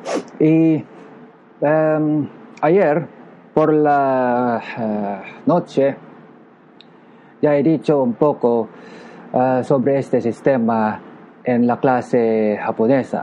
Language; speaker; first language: Spanish; non-native, learner; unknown